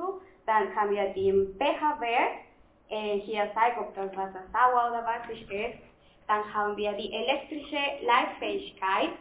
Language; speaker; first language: German; non-native, fluent; Spanish